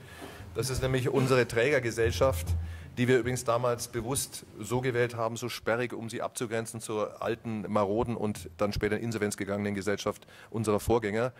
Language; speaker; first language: German; native; German